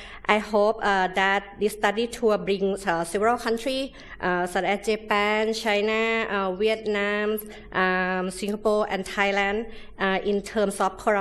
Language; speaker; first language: English; non-native, learner; Thai